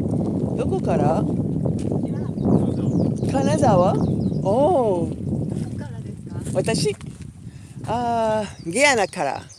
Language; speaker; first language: Japanese; non-native, learner; English